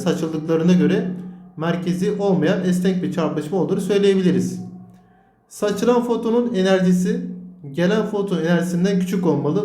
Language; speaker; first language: Turkish; native; Turkish